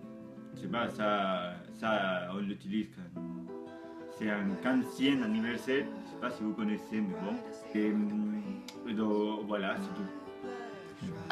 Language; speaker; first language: French; non-native, fluent; Spanish